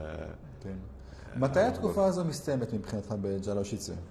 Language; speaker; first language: Hebrew; native; Hebrew